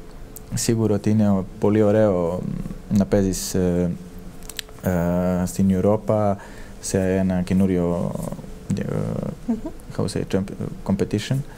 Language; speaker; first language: Greek; non-native, fluent; Serbian